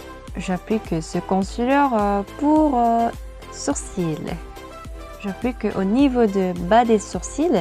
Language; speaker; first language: French; non-native, learner; Korean